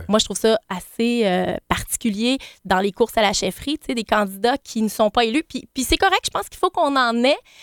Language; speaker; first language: French; native; French